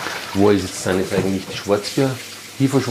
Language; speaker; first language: German; native; German